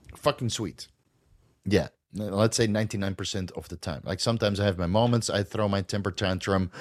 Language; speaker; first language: English; non-native, fluent; Dutch